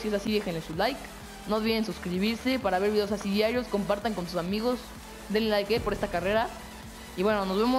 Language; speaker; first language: Spanish; native; Spanish